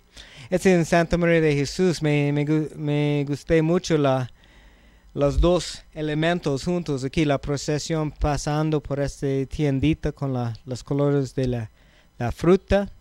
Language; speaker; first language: Spanish; non-native, learner; English